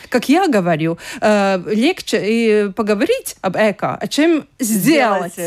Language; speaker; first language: Russian; non-native, local second language; Latvian